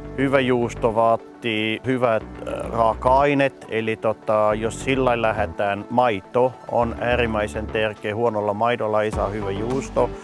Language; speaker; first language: Finnish; non-native, fluent; German